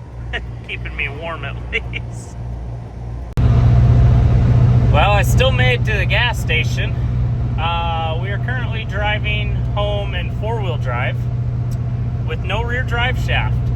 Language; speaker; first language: English; native; English